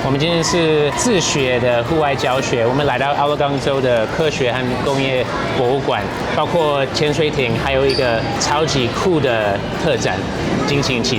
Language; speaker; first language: Chinese; non-native, fluent; English